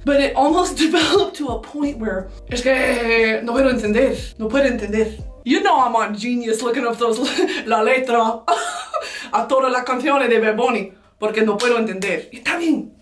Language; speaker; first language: Spanish; non-native, learner; English